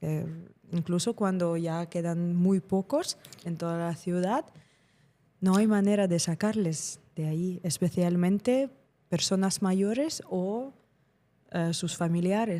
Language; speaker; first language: Spanish; non-native, fluent; Ukrainian